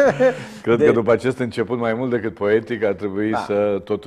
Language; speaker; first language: Romanian; native; Romanian